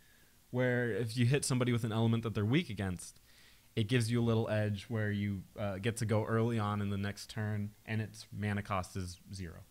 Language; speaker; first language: English; native; English